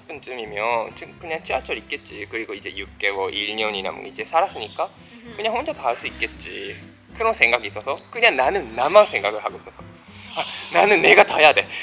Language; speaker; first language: Korean; non-native, fluent; Japanese